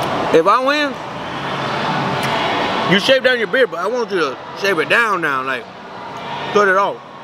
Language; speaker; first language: English; early bilingual, other home language; Spanish